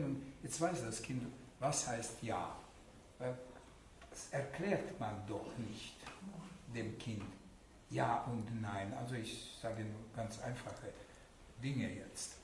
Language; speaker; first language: German; non-native, fluent; Hungarian